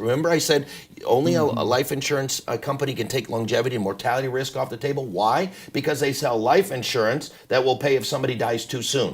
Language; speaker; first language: English; native; English